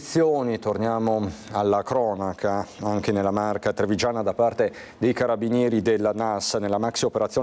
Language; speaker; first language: Italian; native; Italian